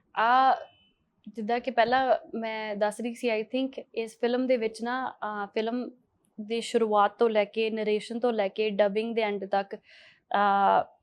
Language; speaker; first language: Punjabi; early bilingual, heritage; Punjabi